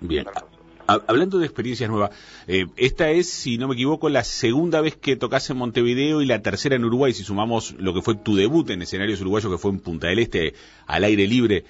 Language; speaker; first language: Spanish; native; Spanish